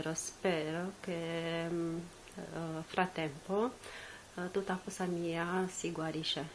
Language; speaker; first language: Italian; non-native, learner; Romanian